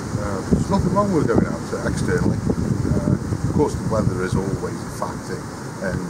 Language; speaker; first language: English; native; English